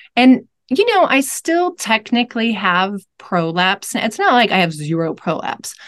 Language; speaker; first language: English; native; English